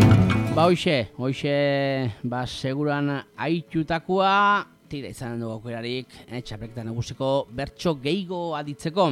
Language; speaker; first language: Basque; native; Basque